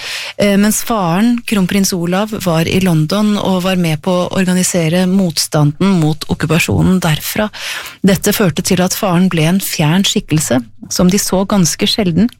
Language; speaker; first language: Norwegian; native; Norwegian